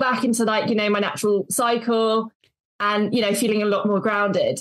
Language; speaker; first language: English; native; English